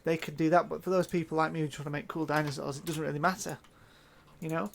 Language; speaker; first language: English; native; English